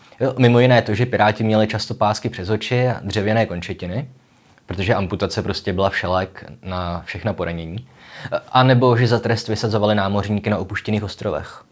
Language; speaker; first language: Czech; native; Czech